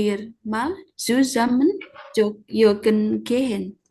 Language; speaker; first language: German; non-native, learner; Indonesian